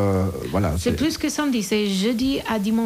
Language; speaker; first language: French; non-native, learner; English